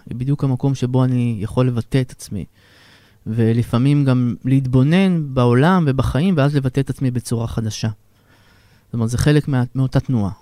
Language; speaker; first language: Hebrew; native; Hebrew